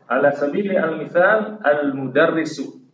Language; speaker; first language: Arabic; non-native, fluent; Indonesian